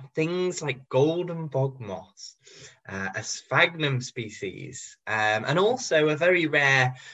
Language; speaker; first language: English; native; English